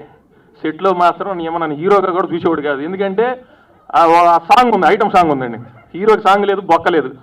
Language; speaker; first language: Telugu; native; Telugu